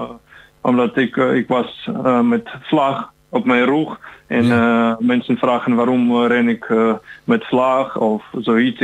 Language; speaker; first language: Dutch; non-native, learner; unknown